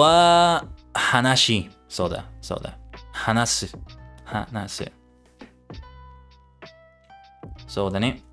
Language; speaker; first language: Japanese; non-native, learner; English